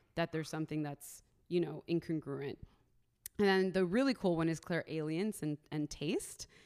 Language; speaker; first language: English; native; English